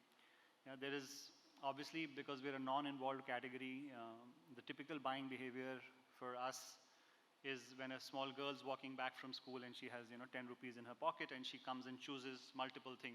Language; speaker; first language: English; non-native, local second language; Hindi